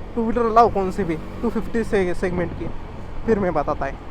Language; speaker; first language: Hindi; non-native, local second language; Marathi